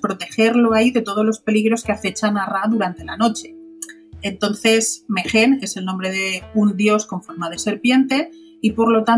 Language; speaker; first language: Spanish; native; Spanish